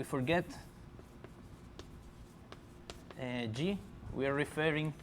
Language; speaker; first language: English; non-native, fluent; Spanish